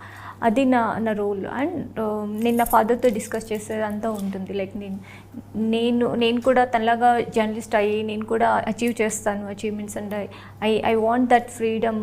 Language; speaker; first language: Telugu; non-native, local second language; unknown